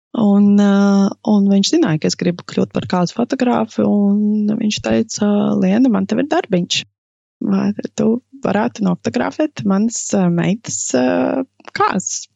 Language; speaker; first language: Latvian; native; Latvian